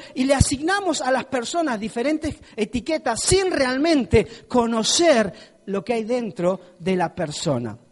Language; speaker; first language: Spanish; native; Spanish